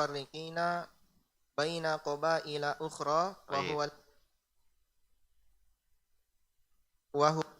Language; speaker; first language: Arabic; non-native, learner; Indonesian